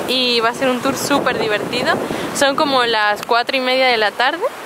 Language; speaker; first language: Spanish; native; Spanish